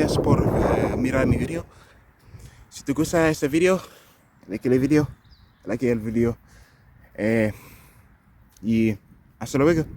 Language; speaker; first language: Spanish; non-native, learner; English